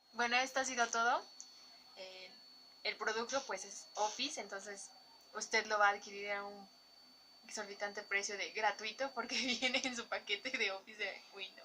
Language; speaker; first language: Spanish; native; Spanish